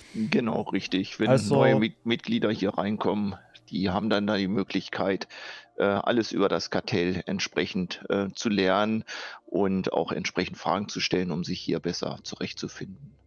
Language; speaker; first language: German; native; German